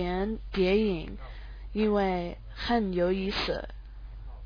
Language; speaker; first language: Chinese; non-native, learner; English